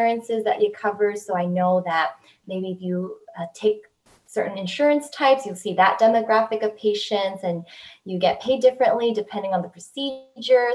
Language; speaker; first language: English; native; English